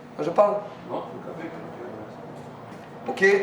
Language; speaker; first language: French; native; French